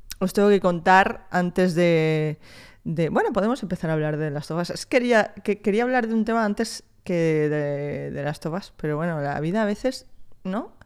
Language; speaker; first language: Spanish; early bilingual, other home language; French